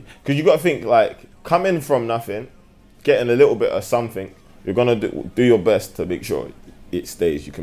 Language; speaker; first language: English; native; English